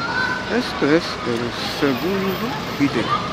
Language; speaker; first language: Spanish; non-native, learner; Japanese